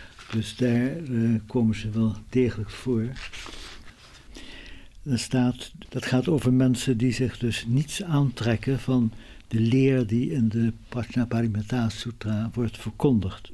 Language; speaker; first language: Dutch; native; Dutch